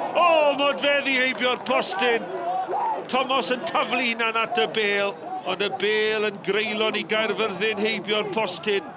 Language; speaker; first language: Welsh; native; Welsh